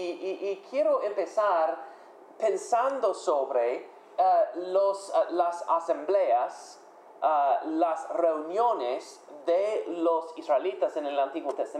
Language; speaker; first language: Spanish; non-native, fluent; English